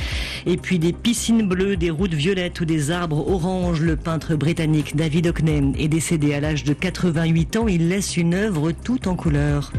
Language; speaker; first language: French; native; French